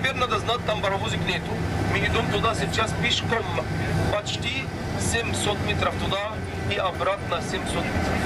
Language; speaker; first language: Russian; non-native, fluent; Arabic